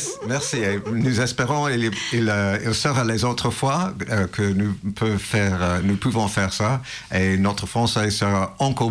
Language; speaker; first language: French; non-native, learner; English